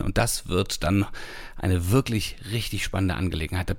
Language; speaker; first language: German; native; German